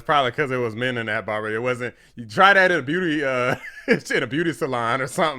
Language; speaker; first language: English; native; English